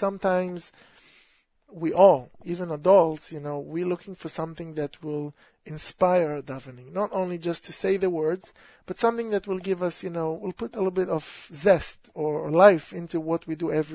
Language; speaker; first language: English; non-native, fluent; Hebrew